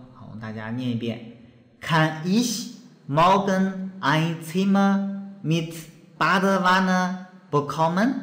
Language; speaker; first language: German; non-native, fluent; Chinese